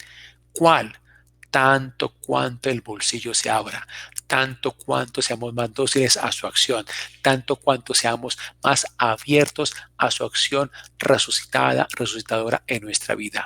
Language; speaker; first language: Spanish; native; Spanish